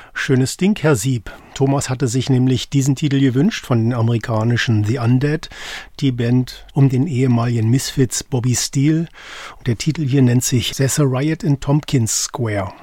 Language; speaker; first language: German; native; German